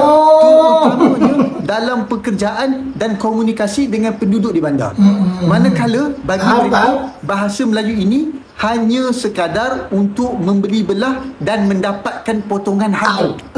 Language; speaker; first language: Malay; native; Malay